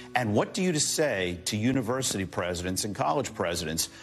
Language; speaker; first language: English; native; English